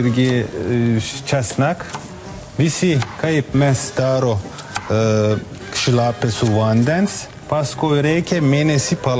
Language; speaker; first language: Lithuanian; non-native, learner; Turkish